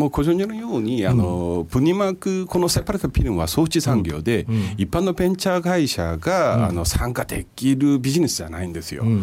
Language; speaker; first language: Japanese; non-native, fluent; Korean